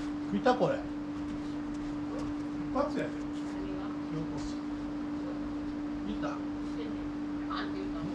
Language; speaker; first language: Japanese; native; Japanese